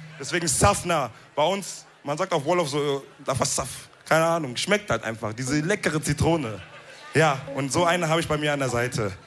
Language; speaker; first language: German; early bilingual, other home language; Wolof